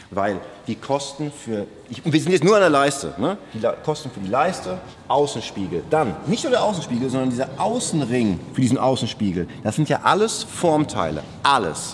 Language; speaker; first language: German; native; German